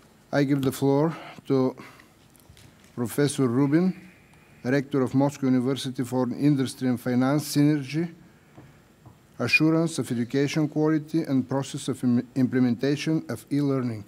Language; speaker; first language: English; non-native, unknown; Bulgarian